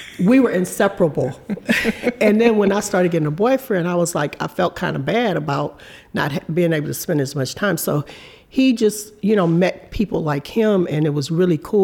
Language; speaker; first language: English; native; English